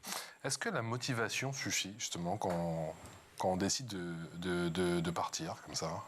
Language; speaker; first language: French; native; French